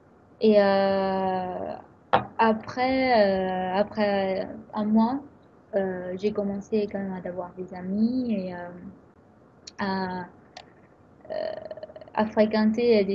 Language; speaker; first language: French; non-native, fluent; Italian